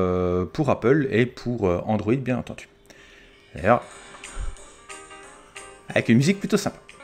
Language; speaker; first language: French; native; French